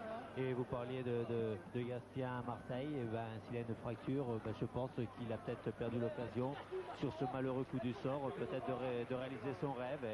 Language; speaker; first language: French; native; French